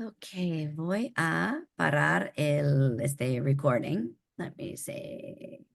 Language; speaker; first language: Spanish; early bilingual, heritage; Spanish